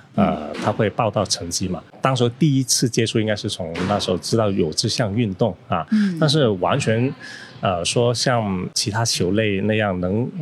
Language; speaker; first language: Chinese; native; Chinese